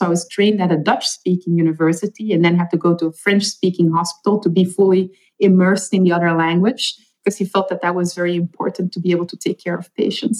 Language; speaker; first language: English; non-native, fluent; Dutch